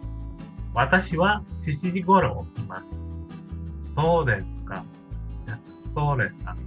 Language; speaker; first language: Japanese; non-native, learner; Indonesian